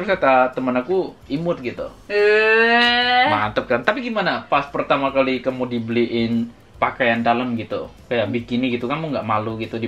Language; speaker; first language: Indonesian; native; Indonesian